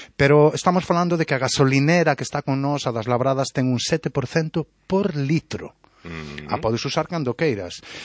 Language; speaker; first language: Galician; non-native, local second language; Spanish